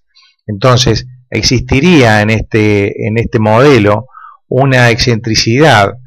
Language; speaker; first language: Spanish; native; Spanish